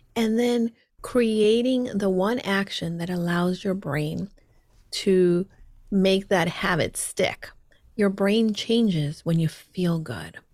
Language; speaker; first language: English; early bilingual, heritage; Spanish